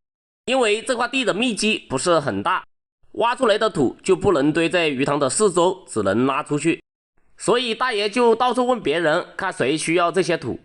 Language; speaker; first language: Chinese; native; Chinese